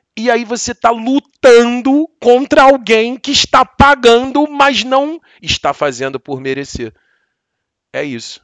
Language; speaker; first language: Portuguese; native; Portuguese